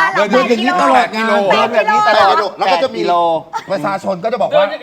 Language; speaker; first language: Thai; native; Thai